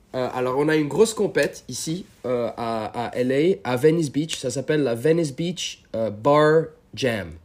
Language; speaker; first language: French; non-native, local second language; Arabic